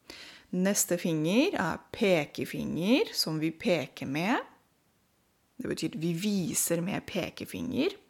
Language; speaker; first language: Norwegian; non-native, fluent; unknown